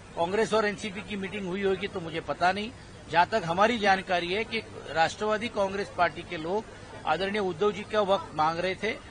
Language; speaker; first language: Hindi; non-native, local second language; Marathi